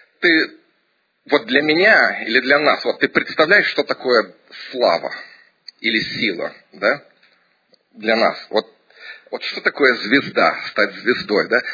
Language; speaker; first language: Russian; early bilingual, heritage; Russian